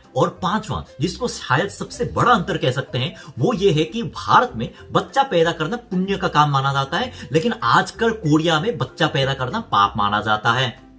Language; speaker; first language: Hindi; non-native, fluent; Korean